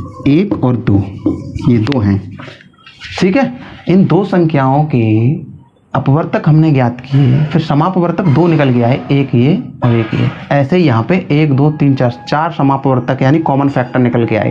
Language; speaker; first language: Hindi; native; Hindi